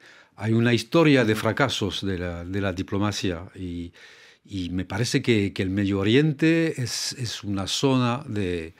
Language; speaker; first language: Spanish; non-native, fluent; French